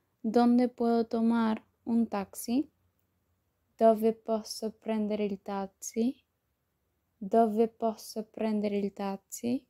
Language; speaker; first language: Italian; non-native, learner; Spanish